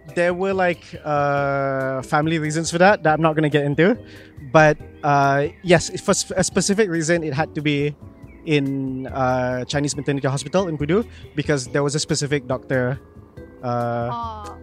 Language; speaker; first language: English; non-native, local second language; Malay